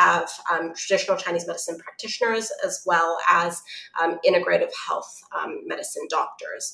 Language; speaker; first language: English; non-native, local second language; Cantonese